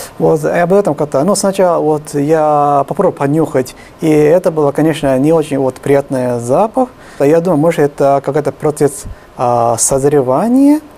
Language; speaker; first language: Russian; non-native, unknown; Japanese